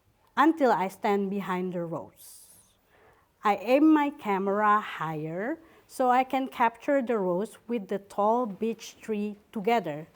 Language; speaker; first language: English; non-native, fluent; Indonesian